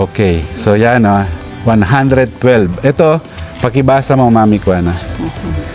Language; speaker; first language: Filipino; non-native, local second language; Pampanga